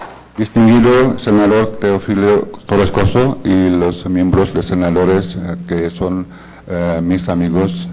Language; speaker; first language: Spanish; non-native, fluent; Indonesian